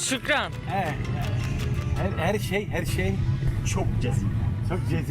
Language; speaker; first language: Turkish; non-native, learner; Italian